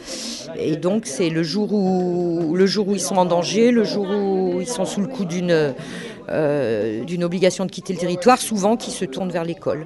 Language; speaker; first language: French; native; French